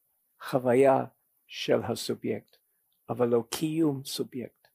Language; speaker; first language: Hebrew; non-native, fluent; English